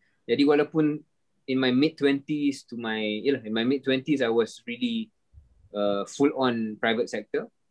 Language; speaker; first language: English; non-native, local second language; Malay